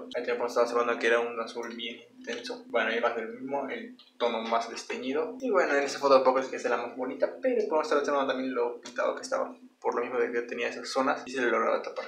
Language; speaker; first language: Spanish; native; Spanish